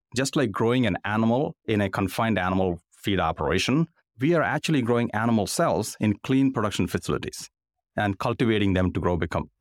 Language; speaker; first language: English; non-native, local second language; Telugu